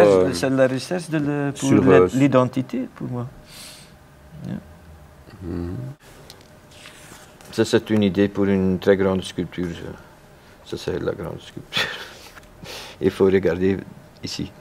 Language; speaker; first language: French; non-native, local second language; Dutch